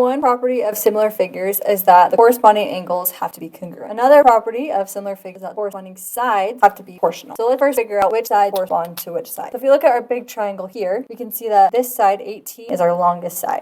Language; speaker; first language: English; native; English